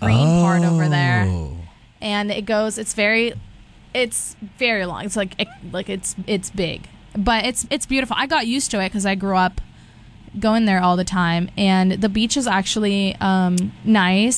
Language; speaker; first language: English; non-native, fluent; Portuguese